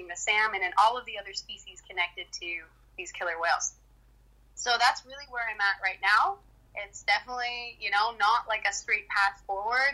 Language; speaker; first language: English; native; English